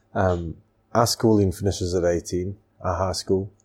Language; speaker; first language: English; native; English